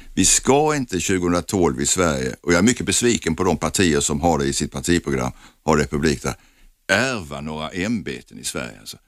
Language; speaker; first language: Swedish; native; Swedish